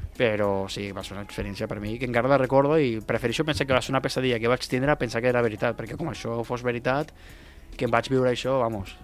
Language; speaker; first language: Catalan; early bilingual, other home language; Spanish